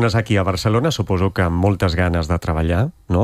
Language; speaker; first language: Catalan; native; Catalan